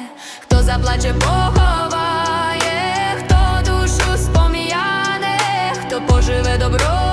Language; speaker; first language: Ukrainian; native; Ukrainian